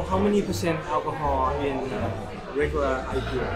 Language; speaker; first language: English; non-native, learner; Thai